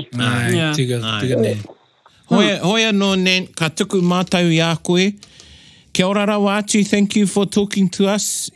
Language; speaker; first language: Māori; non-native, local second language; English